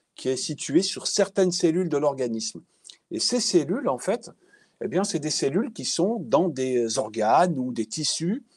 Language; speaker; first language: French; native; French